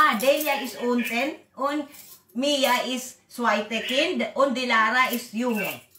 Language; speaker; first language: German; non-native, learner; Waray